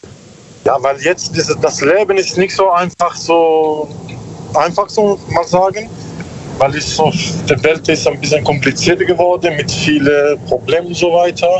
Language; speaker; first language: German; non-native, learner; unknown